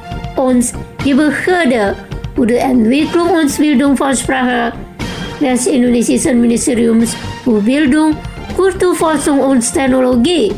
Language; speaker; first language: German; non-native, fluent; Indonesian